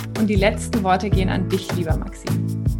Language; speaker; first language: German; native; German